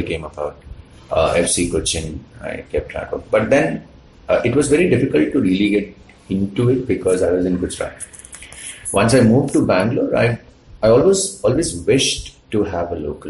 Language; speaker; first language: English; non-native, local second language; Malayalam